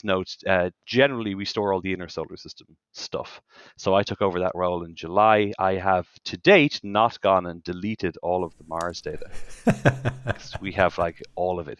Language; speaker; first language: English; native; English